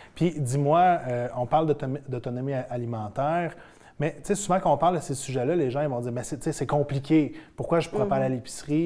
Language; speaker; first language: French; native; French